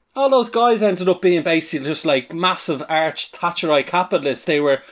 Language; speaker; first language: English; native; English